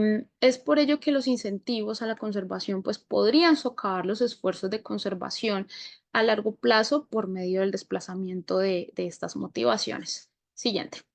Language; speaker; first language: Spanish; native; Spanish